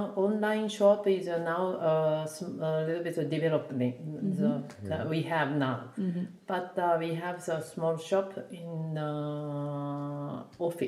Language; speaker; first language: English; non-native, learner; Japanese